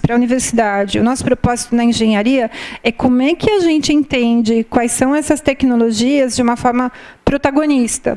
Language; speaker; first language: Portuguese; native; Portuguese